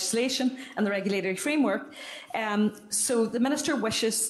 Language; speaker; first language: English; native; English